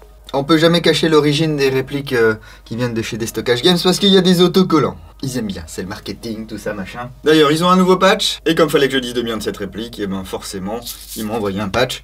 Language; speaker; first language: French; native; French